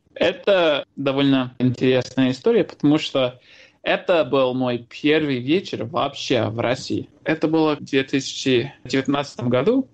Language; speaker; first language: Russian; non-native, fluent; English